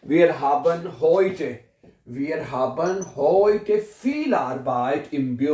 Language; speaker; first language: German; non-native, learner; Urdu